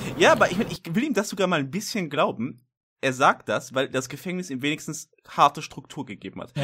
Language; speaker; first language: German; native; German